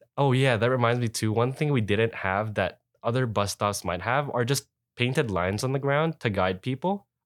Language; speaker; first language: English; early bilingual, other home language; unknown